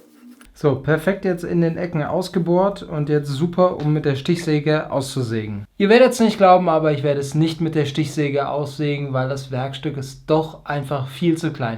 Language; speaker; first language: German; native; German